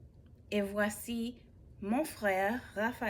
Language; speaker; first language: French; non-native, learner; English